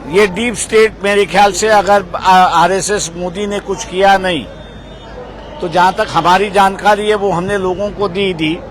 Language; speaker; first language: Hindi; non-native, local second language; Marathi